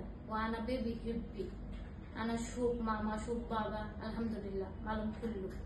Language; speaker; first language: Arabic; non-native, learner; Bangla